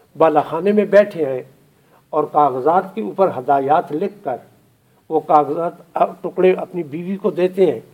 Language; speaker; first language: Urdu; non-native, local second language; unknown